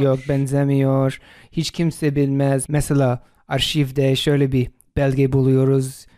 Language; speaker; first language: Turkish; non-native, fluent; English